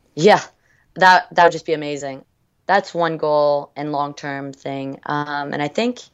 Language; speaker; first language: English; early bilingual, other home language; French